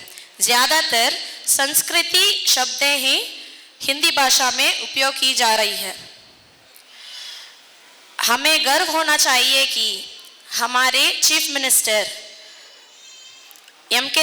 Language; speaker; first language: Hindi; non-native, local second language; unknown